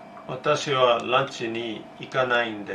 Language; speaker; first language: Japanese; non-native, learner; English